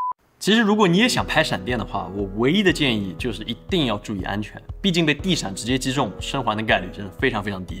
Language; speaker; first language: Chinese; native; Chinese